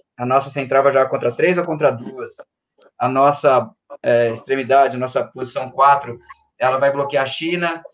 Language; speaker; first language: Portuguese; native; Portuguese